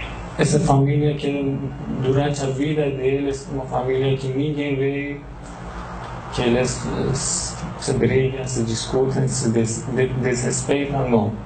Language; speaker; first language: Portuguese; non-native, learner; Persian